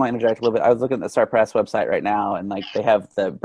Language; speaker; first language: English; native; English